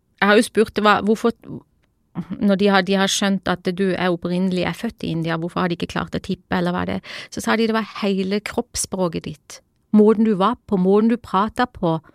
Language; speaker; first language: Norwegian; early bilingual, other home language; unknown